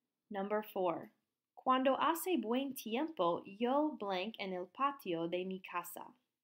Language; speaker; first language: Spanish; non-native, fluent; English